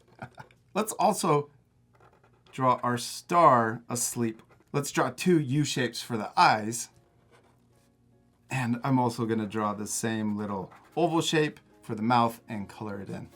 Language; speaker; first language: English; native; English